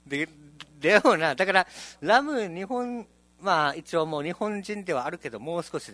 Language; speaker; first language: Japanese; native; Japanese